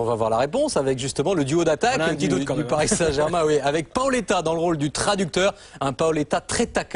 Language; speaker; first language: French; native; French